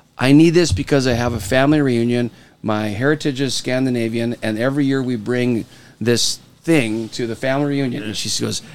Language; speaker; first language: English; native; English